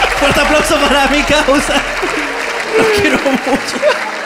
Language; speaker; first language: Spanish; native; Spanish